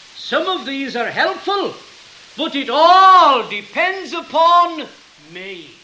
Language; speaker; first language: English; native; English